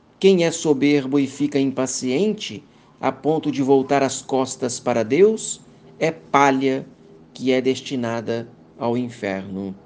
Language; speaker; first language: Portuguese; native; Portuguese